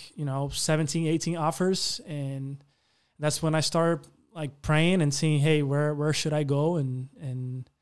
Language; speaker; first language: English; non-native, fluent; Portuguese